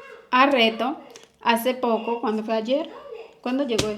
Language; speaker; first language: Spanish; native; Spanish